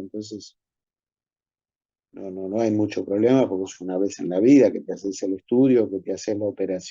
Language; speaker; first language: Spanish; native; Spanish